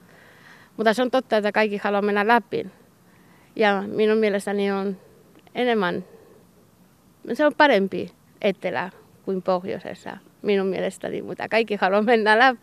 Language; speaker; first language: Finnish; non-native, learner; Basque